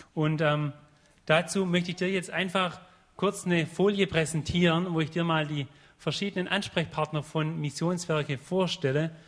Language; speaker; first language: German; native; German